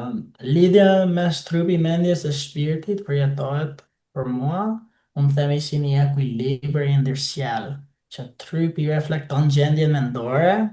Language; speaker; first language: Albanian; non-native, fluent; English